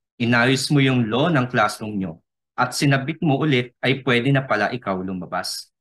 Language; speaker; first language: Filipino; non-native, local second language; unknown